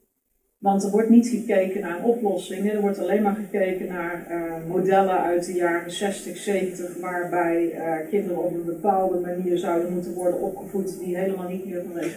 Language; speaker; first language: Dutch; native; Dutch